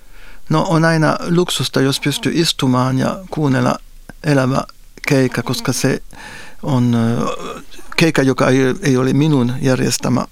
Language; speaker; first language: Finnish; non-native, fluent; French